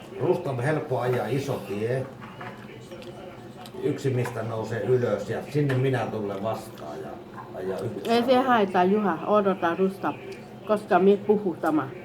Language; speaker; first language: Finnish; non-native, learner; Thai